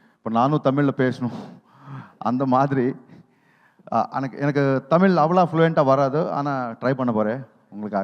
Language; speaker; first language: Tamil; non-native, learner; Telugu